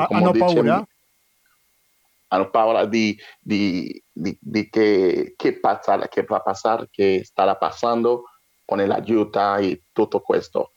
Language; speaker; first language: Spanish; non-native, learner; Haitian Creole